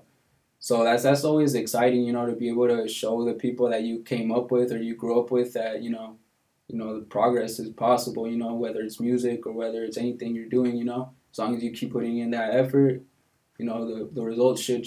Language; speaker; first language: English; native; English